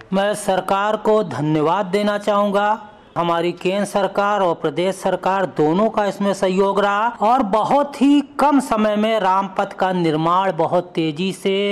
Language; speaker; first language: Hindi; native; Hindi